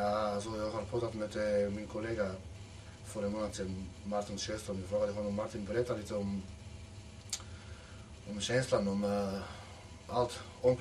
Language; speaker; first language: Swedish; non-native, fluent; Macedonian